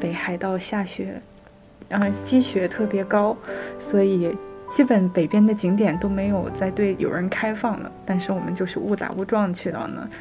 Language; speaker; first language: Chinese; native; Chinese